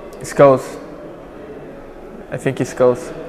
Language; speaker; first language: English; non-native, learner; Portuguese